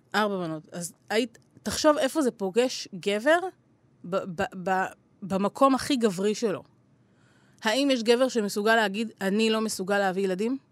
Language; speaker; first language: Hebrew; native; Hebrew